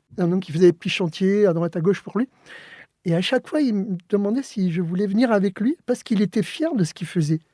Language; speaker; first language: French; early bilingual, other home language; Spanish